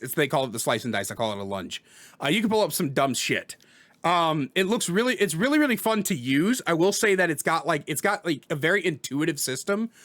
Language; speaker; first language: English; native; English